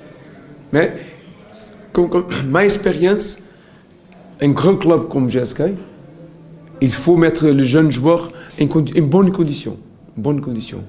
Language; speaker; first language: French; non-native, learner; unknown